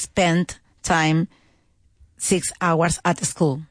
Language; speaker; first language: English; non-native, learner; Spanish